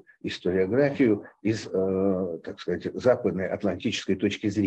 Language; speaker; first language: Russian; native; Russian